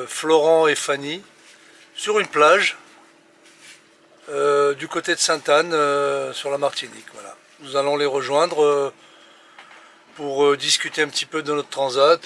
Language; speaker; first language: French; native; French